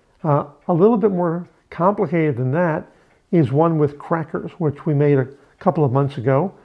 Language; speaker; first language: English; native; English